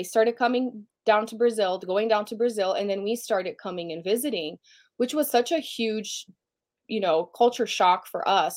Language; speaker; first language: English; non-native, fluent; Portuguese